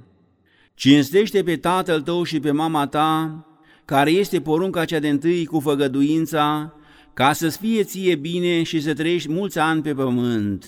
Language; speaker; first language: Romanian; native; Romanian